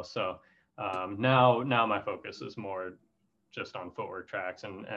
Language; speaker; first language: English; native; English